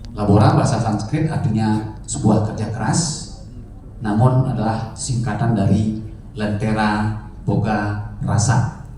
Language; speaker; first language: Indonesian; non-native, local second language; Balinese